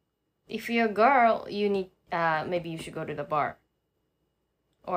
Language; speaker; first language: English; non-native, fluent; Japanese